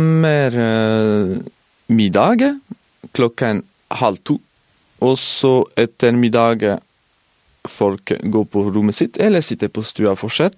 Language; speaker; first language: Norwegian; non-native, fluent; French